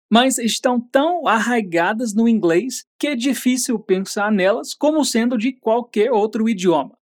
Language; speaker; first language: Portuguese; native; Portuguese